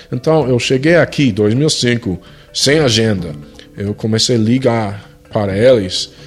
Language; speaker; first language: Portuguese; non-native, fluent; English